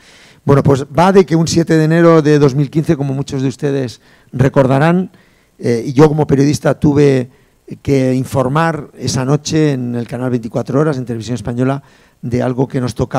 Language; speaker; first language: Spanish; native; Spanish